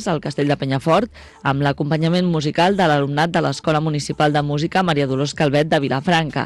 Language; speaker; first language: Catalan; native; Catalan